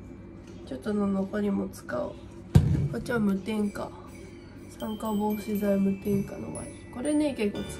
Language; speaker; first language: Japanese; native; Japanese